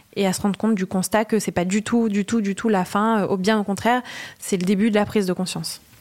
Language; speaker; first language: French; native; French